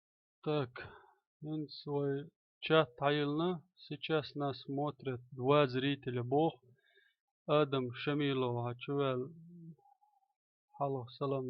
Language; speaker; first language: Russian; non-native, local second language; Chechen